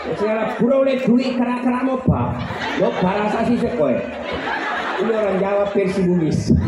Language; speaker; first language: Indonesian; non-native, local second language; Buginese